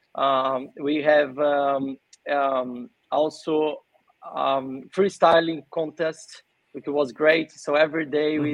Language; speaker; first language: English; non-native, fluent; Portuguese